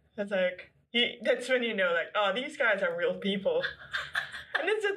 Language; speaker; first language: English; non-native, local second language; Filipino